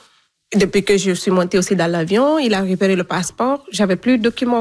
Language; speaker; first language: French; non-native, local second language; Fula